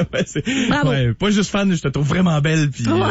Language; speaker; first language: French; native; French